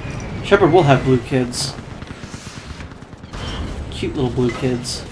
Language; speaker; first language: English; native; English